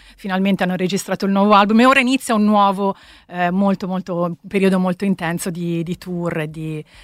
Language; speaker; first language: Italian; native; Italian